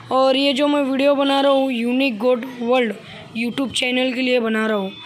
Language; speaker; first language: Hindi; non-native, local second language; Urdu